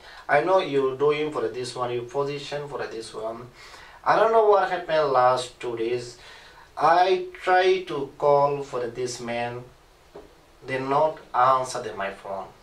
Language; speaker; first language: English; non-native, learner; Rohingya